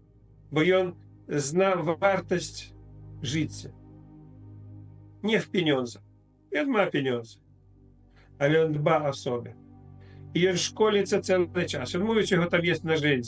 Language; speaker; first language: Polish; non-native, fluent; Russian